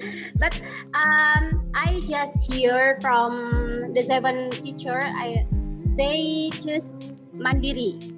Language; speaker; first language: English; non-native, learner; Indonesian